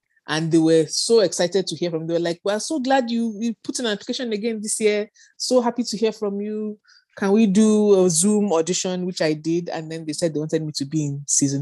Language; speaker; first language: English; non-native, local second language; Yoruba